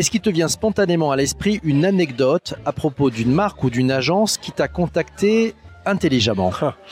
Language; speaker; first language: French; native; French